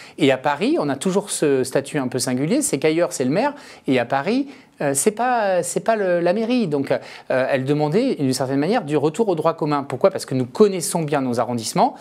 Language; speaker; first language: French; native; French